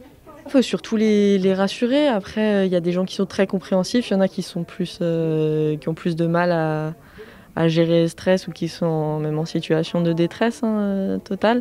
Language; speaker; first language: French; native; French